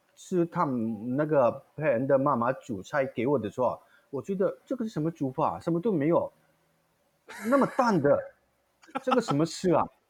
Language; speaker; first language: Chinese; non-native, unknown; Manipuri